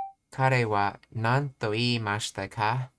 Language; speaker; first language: Japanese; non-native, learner; English